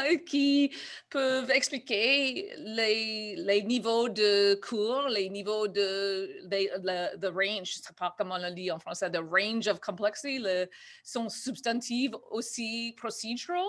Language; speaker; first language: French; non-native, fluent; English